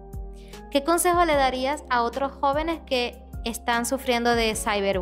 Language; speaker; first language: Spanish; native; Spanish